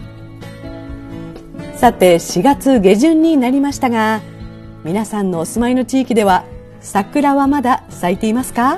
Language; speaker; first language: Japanese; native; Japanese